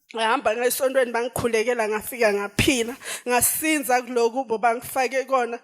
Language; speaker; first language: Zulu; non-native, local second language; Swati